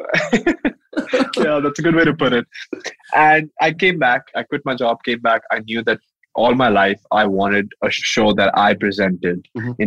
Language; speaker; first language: English; non-native, local second language; Hindi